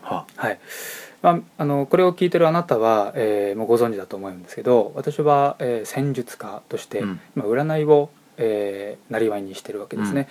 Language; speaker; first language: Japanese; native; Japanese